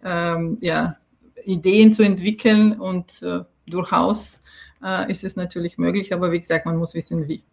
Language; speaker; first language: German; non-native, fluent; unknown